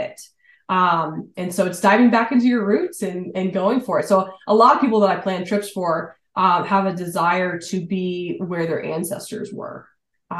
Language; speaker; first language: English; native; English